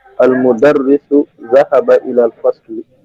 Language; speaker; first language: Arabic; non-native, learner; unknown